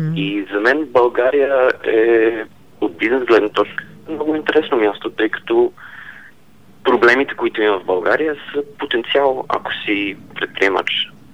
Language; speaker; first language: Bulgarian; early bilingual, heritage; Bulgarian